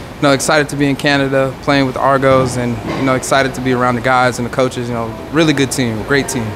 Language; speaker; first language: English; native; English